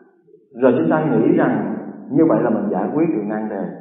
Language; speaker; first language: Vietnamese; native; Vietnamese